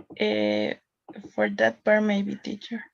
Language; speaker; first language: English; non-native, learner; Spanish